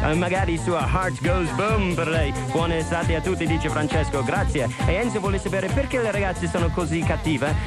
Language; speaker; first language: Italian; non-native, fluent; English